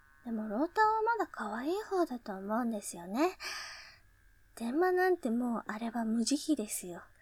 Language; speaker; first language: Japanese; native; Japanese